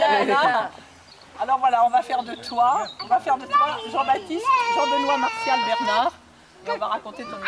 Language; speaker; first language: French; native; French